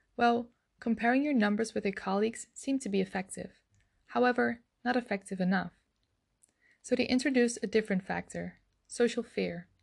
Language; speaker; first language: English; non-native, fluent; Dutch